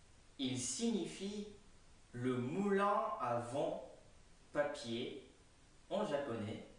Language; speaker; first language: French; non-native, fluent; Japanese